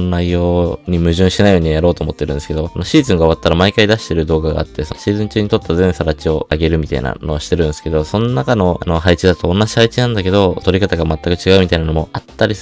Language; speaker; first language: Japanese; native; Japanese